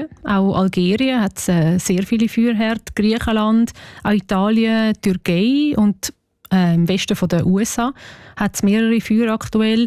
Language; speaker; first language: German; native; German